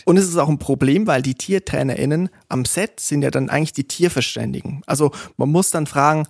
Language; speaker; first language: German; non-native, local second language; Swiss German